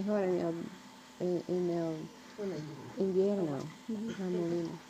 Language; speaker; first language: Spanish; non-native, learner; English